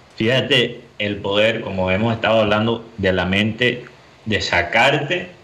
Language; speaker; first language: Spanish; early bilingual, heritage; Spanish